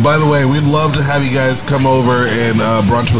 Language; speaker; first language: English; native; English